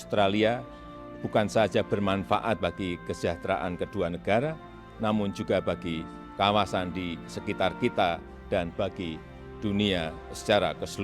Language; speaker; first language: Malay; non-native, learner; English